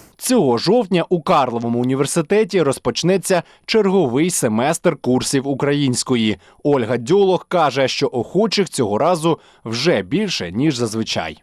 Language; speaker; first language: Ukrainian; native; Ukrainian